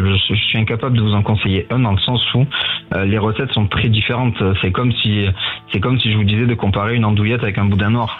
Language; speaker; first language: French; native; French